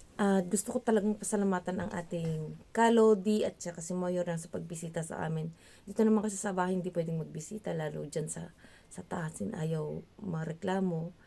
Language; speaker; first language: Filipino; native; Filipino